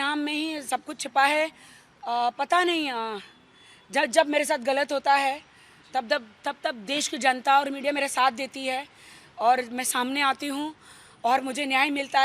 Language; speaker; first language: Hindi; native; Hindi